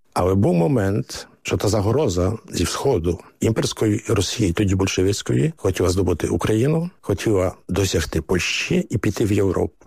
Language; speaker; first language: Ukrainian; early bilingual, heritage; Ukrainian